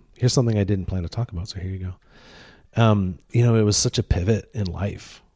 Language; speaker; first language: English; native; English